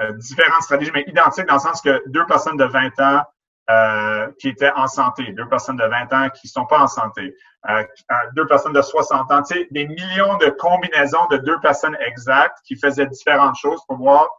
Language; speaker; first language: French; native; French